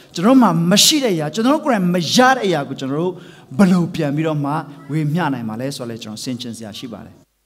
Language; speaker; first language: Burmese; non-native, local second language; Tedim Chin